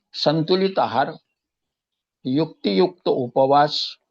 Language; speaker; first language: Hindi; non-native, local second language; Marathi